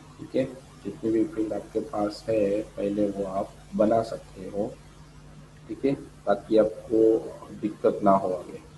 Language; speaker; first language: Hindi; non-native, local second language; Gujarati